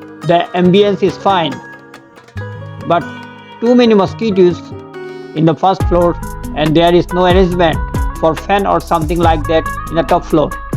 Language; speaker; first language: English; non-native, local second language; Bangla